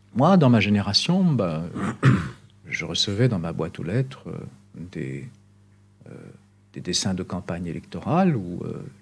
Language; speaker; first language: French; non-native, local second language; Arabic